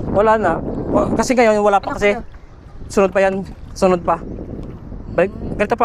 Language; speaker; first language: Filipino; non-native, local second language; Aklanon